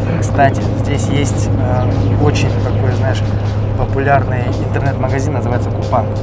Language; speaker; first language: Russian; early bilingual, other home language; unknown